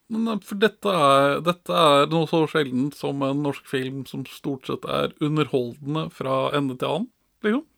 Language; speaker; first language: Norwegian; native; Norwegian